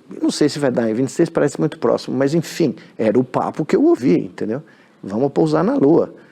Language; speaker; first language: Portuguese; native; Portuguese